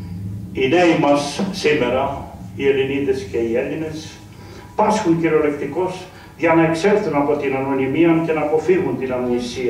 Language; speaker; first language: Greek; native; Greek